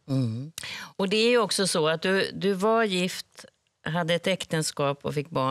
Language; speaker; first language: Swedish; native; Swedish